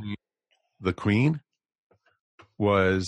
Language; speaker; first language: English; native; English